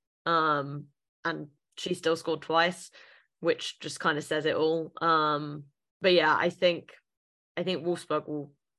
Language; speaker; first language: English; native; English